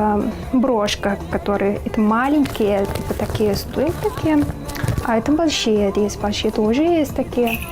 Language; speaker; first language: Russian; non-native, learner; Turkmen